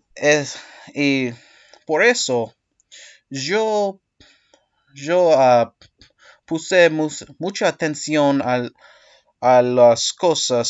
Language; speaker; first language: Spanish; non-native, learner; English